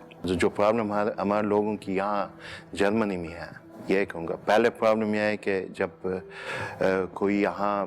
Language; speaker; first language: Hindi; non-native, fluent; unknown